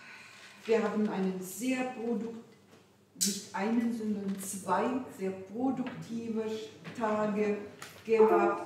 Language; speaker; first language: German; non-native, fluent; Ukrainian